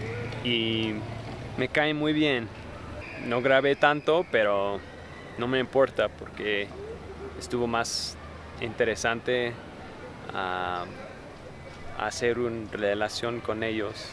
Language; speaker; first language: Spanish; non-native, fluent; English